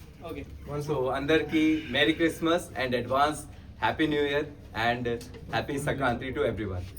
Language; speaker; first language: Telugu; non-native, learner; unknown